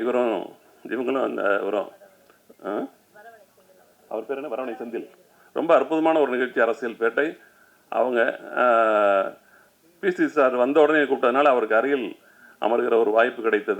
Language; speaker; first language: Tamil; native; Tamil